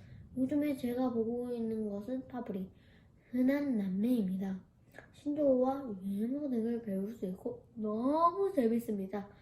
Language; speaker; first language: Korean; early bilingual, heritage; Korean